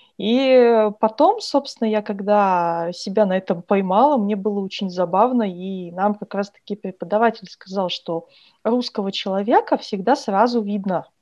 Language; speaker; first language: Russian; native; Russian